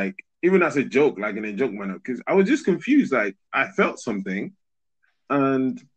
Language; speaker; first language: English; non-native, fluent; Spanish